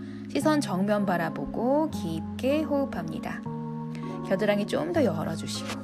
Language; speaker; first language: Korean; native; Korean